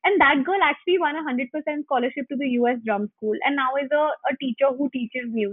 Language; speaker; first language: English; non-native, local second language; Hindi